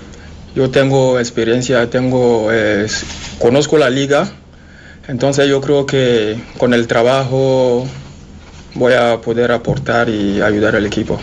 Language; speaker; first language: Spanish; non-native, fluent; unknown